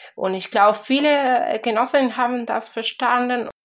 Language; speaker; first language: German; non-native, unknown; Spanish